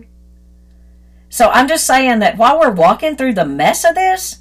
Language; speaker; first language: English; native; English